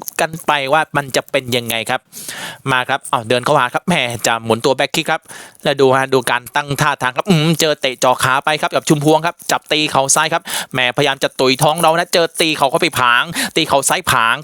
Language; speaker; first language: Thai; native; Thai